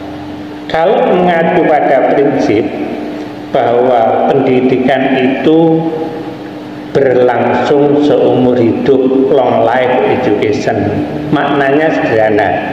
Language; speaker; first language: Indonesian; non-native, local second language; Javanese